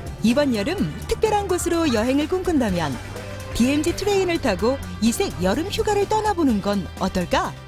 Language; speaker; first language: Korean; native; Korean